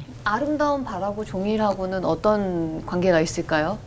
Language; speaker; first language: Korean; native; Korean